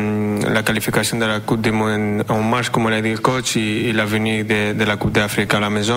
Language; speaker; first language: French; non-native, fluent; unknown